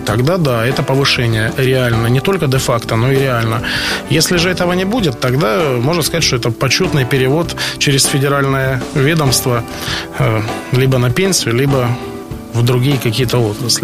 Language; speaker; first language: Russian; native; Russian